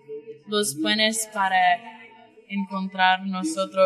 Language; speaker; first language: Spanish; non-native, learner; English